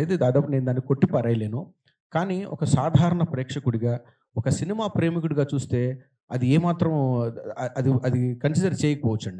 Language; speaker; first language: Telugu; native; Telugu